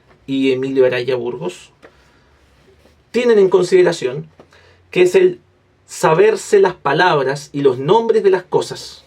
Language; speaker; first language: Spanish; native; Spanish